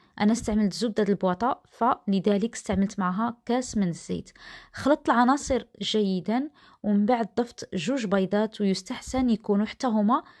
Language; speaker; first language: Arabic; native; Arabic